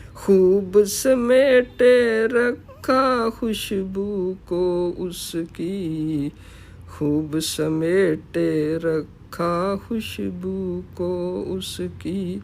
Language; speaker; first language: Urdu; native; Urdu